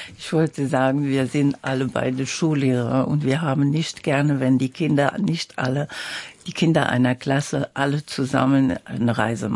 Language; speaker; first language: German; non-native, learner; French